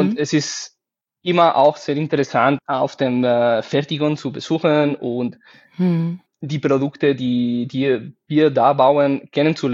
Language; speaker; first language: German; non-native, fluent; Spanish